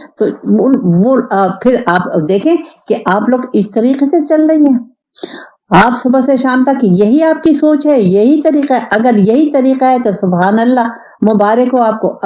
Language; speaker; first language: Urdu; non-native, local second language; Pashto